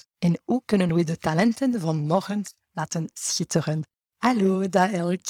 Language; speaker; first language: Dutch; non-native, fluent; French